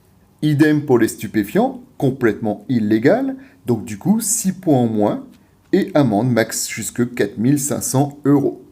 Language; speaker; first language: French; native; French